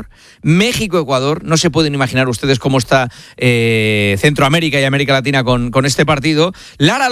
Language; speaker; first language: Spanish; native; Spanish